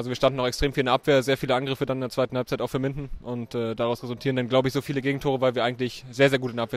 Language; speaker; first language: German; native; German